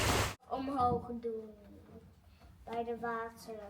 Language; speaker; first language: Dutch; early bilingual, other home language; Filipino